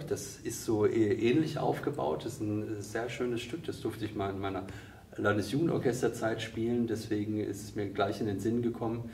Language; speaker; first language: German; native; German